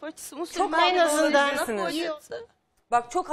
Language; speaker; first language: Turkish; native; Turkish